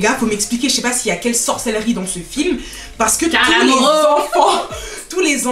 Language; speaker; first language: French; native; French